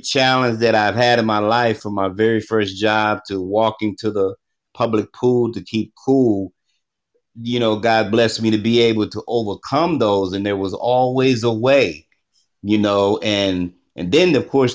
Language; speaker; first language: English; native; English